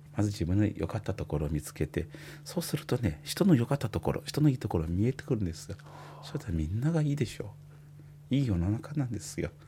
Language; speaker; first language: Japanese; non-native, fluent; Chinese